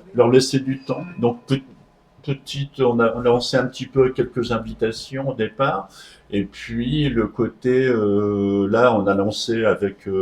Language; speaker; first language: French; native; French